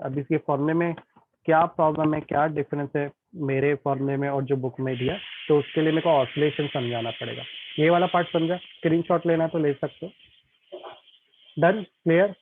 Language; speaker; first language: Hindi; native; Hindi